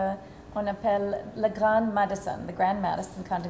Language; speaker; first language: French; non-native, fluent; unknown